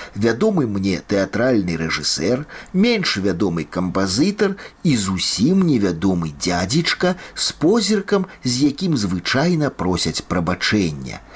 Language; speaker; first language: Belarusian; native; Belarusian